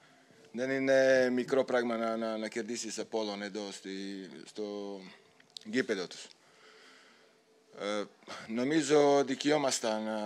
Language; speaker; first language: Greek; non-native, fluent; Serbian